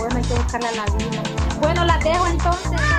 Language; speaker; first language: Spanish; native; Spanish